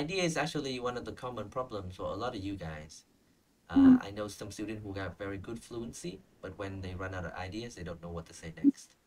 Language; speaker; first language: English; non-native, fluent; Vietnamese